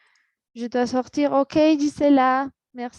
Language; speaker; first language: French; non-native, fluent; Spanish